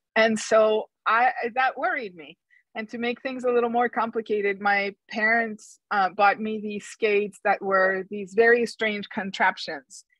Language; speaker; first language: English; non-native, fluent; Spanish